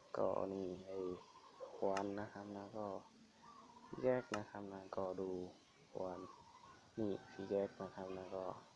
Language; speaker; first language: Thai; native; Thai